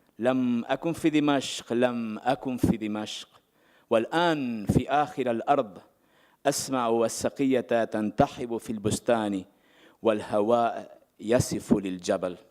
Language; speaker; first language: Arabic; native; Arabic